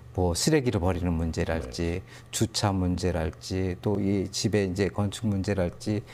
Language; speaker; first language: Korean; native; Korean